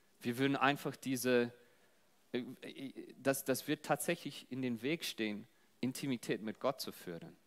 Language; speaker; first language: German; non-native, fluent; English